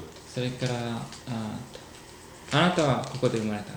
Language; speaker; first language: Japanese; early bilingual, heritage; Japanese